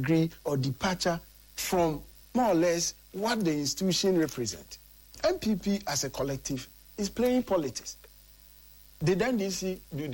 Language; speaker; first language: English; non-native, local second language; Akan